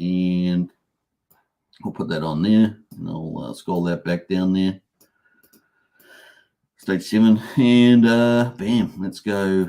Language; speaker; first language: English; native; English